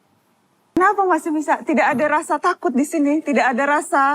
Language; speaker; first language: Indonesian; native; Indonesian